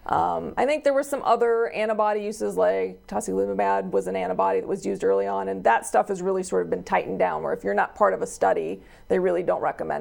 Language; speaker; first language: English; native; English